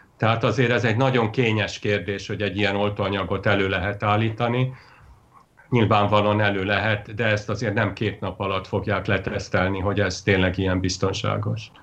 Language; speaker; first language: Hungarian; native; Hungarian